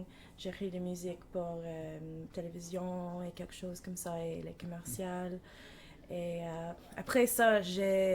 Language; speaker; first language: French; non-native, learner; English